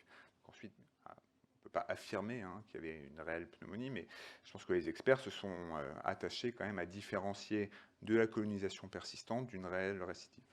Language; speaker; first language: French; native; French